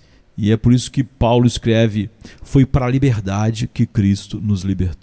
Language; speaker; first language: Portuguese; native; Portuguese